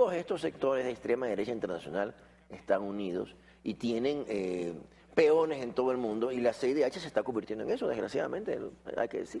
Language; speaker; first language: Spanish; native; Spanish